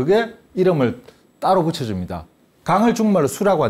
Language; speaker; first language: Korean; native; Korean